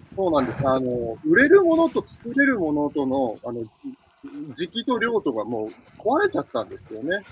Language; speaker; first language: Japanese; native; Japanese